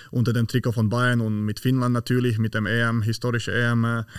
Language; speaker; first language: German; non-native, fluent; Slovak